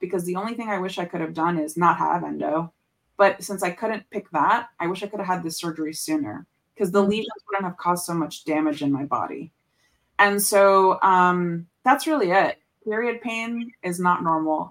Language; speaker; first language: English; early bilingual, other home language; Spanish